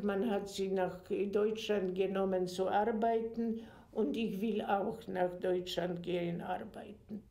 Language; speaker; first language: German; non-native, fluent; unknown